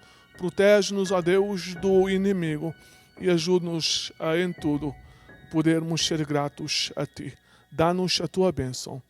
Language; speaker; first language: Portuguese; native; Portuguese